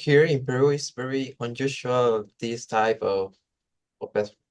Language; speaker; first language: English; non-native, learner; Spanish